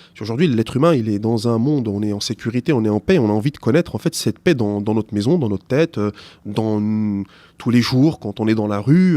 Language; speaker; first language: French; early bilingual, other home language; Arabic